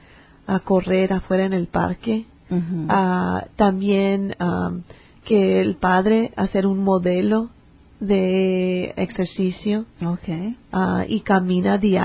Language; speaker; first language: Spanish; early bilingual, heritage; English